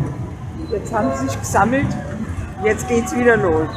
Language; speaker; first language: German; native; German